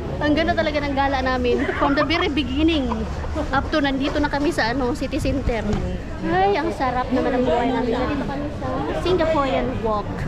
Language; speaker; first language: Filipino; non-native, local second language; Cebuano